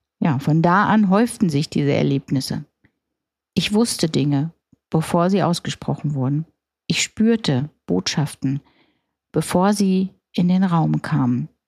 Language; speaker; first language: German; native; German